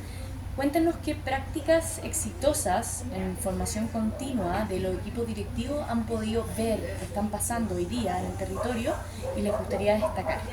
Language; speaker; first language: Spanish; native; Spanish